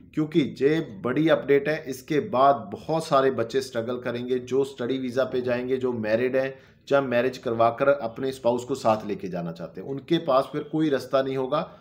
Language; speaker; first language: Hindi; non-native, local second language; Punjabi